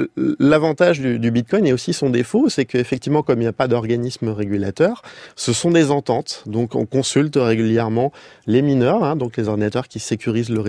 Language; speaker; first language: French; native; French